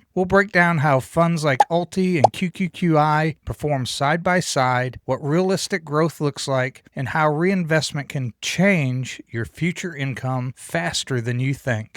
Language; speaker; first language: English; native; English